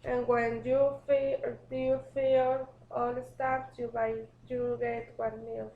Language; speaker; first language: English; non-native, learner; Spanish